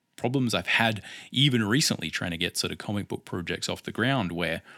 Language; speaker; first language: English; native; English